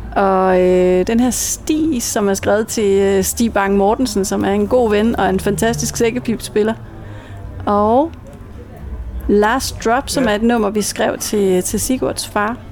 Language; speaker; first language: Danish; native; Danish